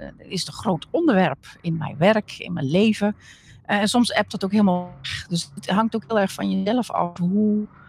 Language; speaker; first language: Dutch; native; Dutch